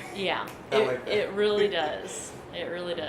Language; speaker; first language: English; native; English